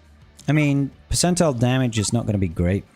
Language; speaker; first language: English; native; English